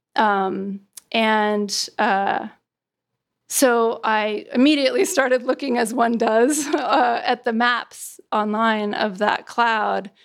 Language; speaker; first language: English; native; English